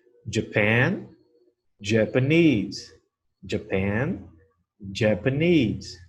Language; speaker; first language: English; non-native, fluent; Portuguese